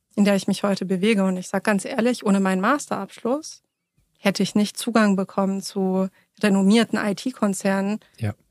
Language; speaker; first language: German; early bilingual, other home language; Persian